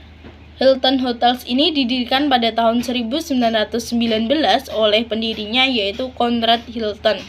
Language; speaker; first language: Indonesian; native; Indonesian